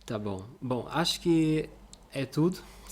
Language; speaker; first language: Portuguese; non-native, fluent; Russian